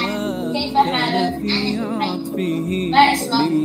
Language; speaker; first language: Arabic; non-native, learner; Malay